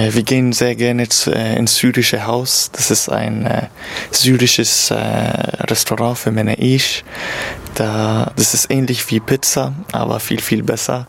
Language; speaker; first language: German; non-native, fluent; Arabic